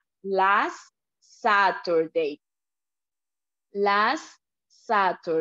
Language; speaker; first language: English; non-native, learner; Spanish